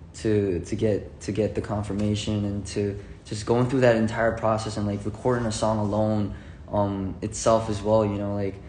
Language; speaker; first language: English; early bilingual, other home language; Korean